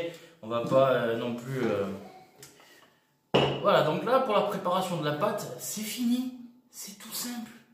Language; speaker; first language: French; native; French